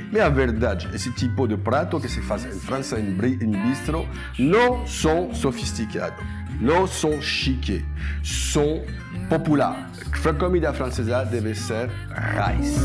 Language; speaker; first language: Portuguese; non-native, learner; French